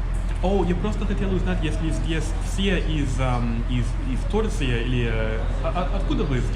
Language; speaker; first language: Russian; non-native, learner; English